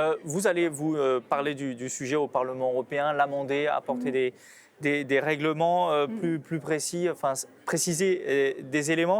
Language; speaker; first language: French; native; French